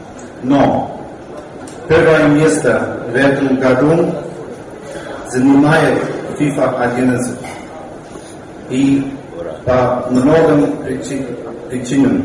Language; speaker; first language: Russian; non-native, learner; English